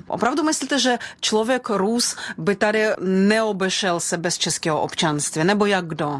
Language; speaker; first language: Czech; non-native, fluent; Russian